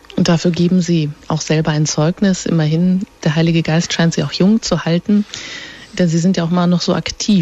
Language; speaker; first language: German; native; German